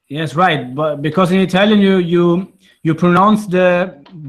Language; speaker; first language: English; non-native, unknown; Italian